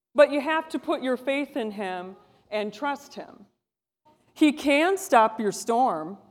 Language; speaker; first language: English; native; English